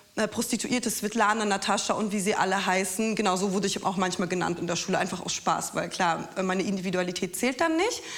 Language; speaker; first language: German; non-native, fluent; Russian